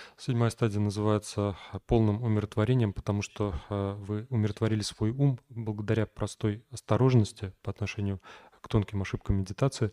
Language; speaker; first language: Russian; native; Russian